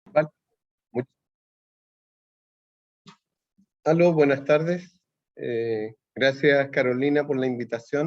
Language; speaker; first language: Spanish; native; Spanish